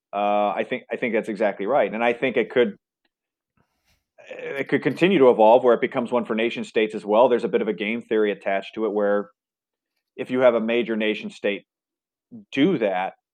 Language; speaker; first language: English; native; English